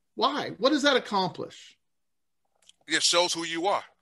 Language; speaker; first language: English; native; English